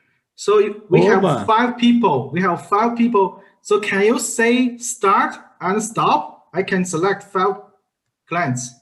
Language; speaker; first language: English; non-native, learner; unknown